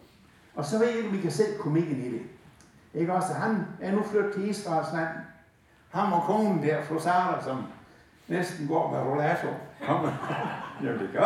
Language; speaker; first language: Danish; native; Danish